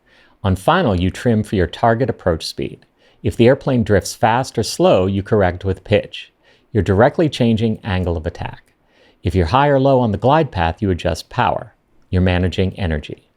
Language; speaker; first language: English; native; English